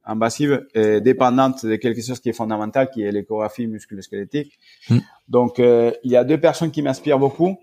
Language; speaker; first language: French; non-native, fluent; Spanish